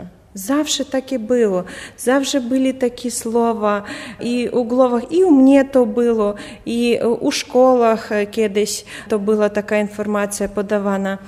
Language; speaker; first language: Polish; non-native, learner; Ukrainian